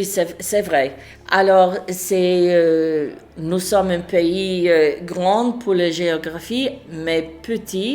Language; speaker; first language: French; non-native, fluent; English